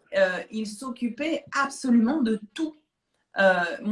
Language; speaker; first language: French; native; French